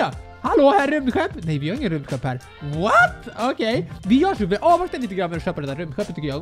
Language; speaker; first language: Swedish; native; Swedish